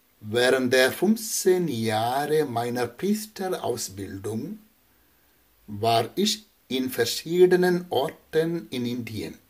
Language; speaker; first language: German; non-native, fluent; Malayalam